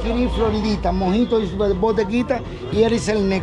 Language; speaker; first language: Spanish; native; Spanish